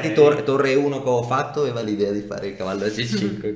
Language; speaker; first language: Italian; native; Italian